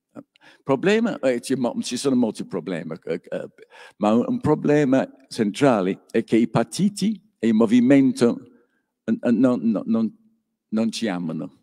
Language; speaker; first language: Italian; non-native, learner; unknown